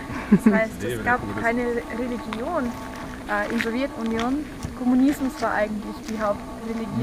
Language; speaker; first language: German; non-native, fluent; Russian